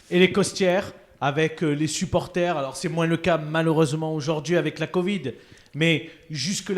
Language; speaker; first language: French; native; French